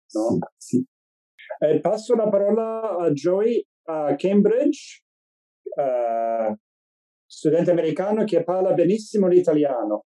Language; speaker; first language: Italian; non-native, fluent; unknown